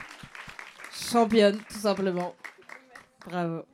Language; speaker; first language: French; native; French